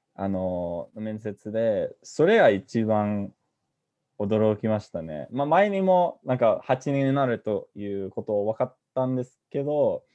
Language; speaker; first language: Japanese; non-native, fluent; English